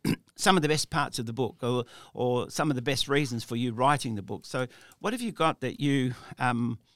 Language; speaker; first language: English; early bilingual, other home language; Italian